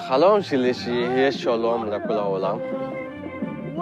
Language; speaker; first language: Hebrew; non-native, learner; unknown